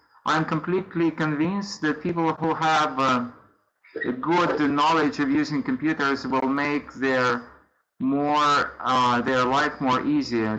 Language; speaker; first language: English; non-native, fluent; Russian